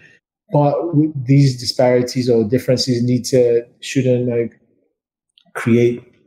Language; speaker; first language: English; non-native, local second language; Yoruba